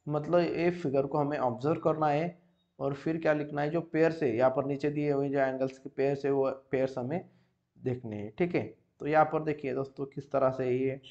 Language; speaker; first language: Hindi; non-native, local second language; Marathi